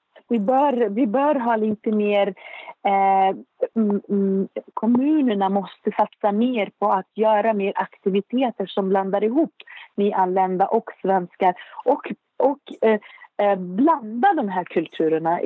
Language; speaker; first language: Swedish; non-native, fluent; Arabic